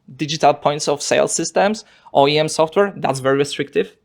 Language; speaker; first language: English; non-native, fluent; Polish